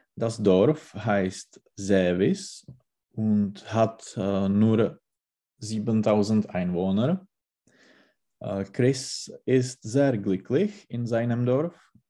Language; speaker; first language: German; non-native, learner; Czech